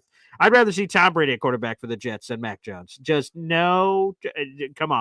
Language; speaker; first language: English; native; English